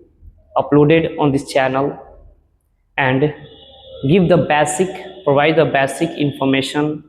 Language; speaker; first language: English; non-native, learner; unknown